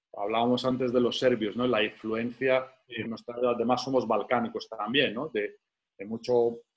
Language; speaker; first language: Spanish; non-native, fluent; Greek